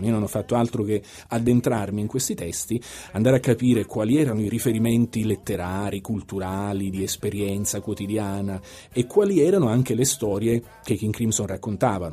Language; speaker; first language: Italian; native; Italian